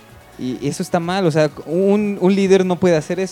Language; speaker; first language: Spanish; native; Spanish